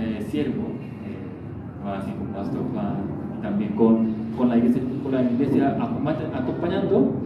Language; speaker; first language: Spanish; non-native, learner; Korean